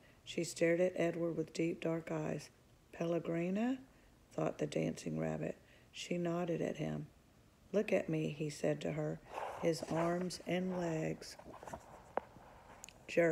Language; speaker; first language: English; native; English